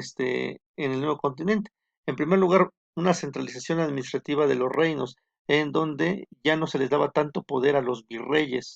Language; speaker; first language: Spanish; native; Spanish